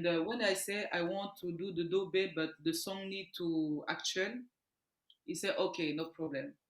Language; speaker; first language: English; non-native, learner; French